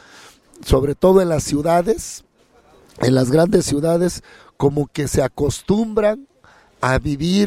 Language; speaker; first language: Spanish; native; Spanish